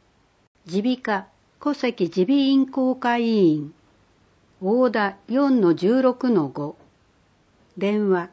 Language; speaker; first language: Japanese; native; Japanese